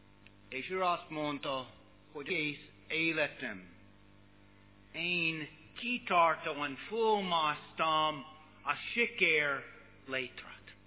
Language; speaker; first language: Hungarian; non-native, learner; English